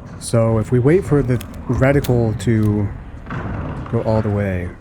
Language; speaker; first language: English; native; English